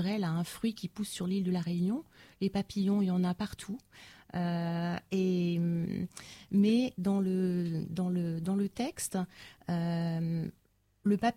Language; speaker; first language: French; native; French